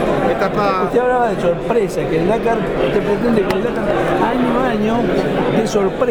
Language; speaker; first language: Spanish; native; Spanish